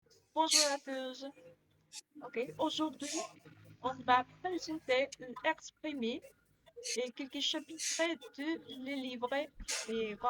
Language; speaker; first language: French; non-native, learner; Spanish